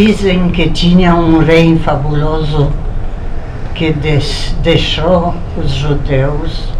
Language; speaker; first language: Portuguese; non-native, fluent; Polish